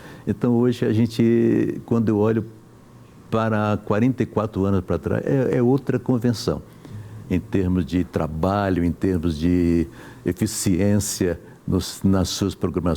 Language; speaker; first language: Portuguese; native; Portuguese